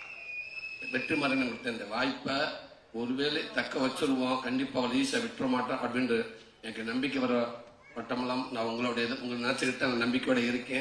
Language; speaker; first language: Tamil; native; Tamil